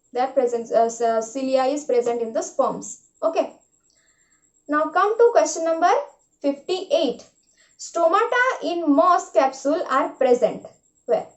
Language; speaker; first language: English; non-native, local second language; Hindi